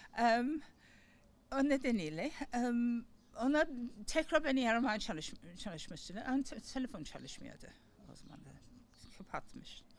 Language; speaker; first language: Turkish; non-native, learner; English